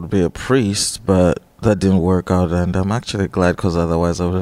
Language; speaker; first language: English; non-native, local second language; Nyanja